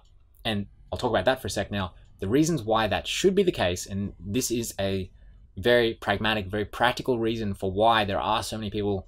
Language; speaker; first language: English; native; English